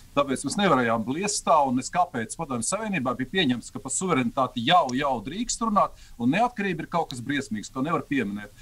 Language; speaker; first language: Latvian; native; Latvian